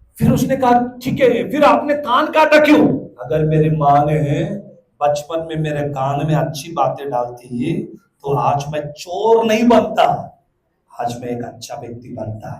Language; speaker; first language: Hindi; non-native, local second language; Telugu